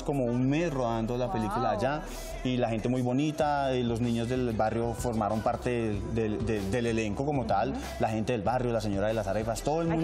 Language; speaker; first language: Spanish; native; Spanish